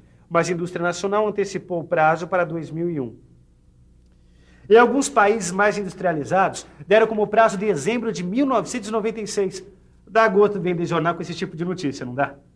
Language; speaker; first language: Portuguese; native; Portuguese